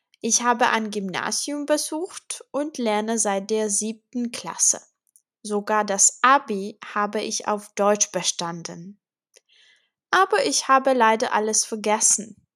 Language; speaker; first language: German; non-native, fluent; Czech